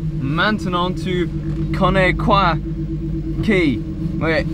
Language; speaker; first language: French; non-native, learner; English